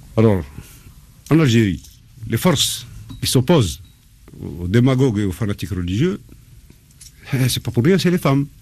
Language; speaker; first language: French; non-native, local second language; Arabic